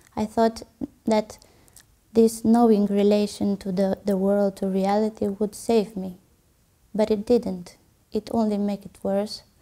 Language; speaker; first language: English; non-native, fluent; Romanian